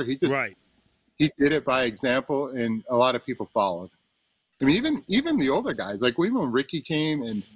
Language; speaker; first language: English; native; English